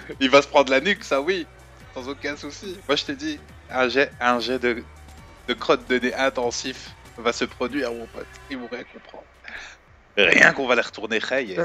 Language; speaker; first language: French; native; French